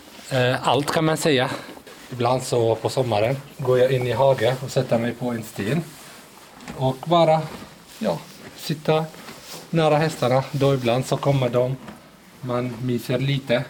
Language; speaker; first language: Swedish; early bilingual, other home language; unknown